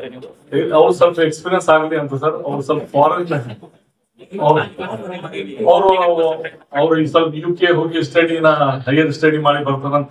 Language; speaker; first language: Kannada; non-native, local second language; Urdu